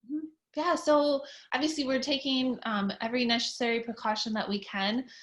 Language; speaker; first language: English; native; English